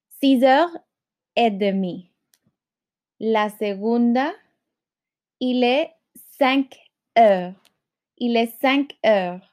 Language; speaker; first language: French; non-native, fluent; Spanish